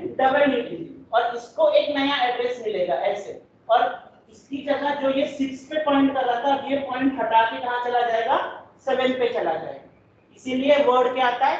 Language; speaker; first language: Hindi; non-native, local second language; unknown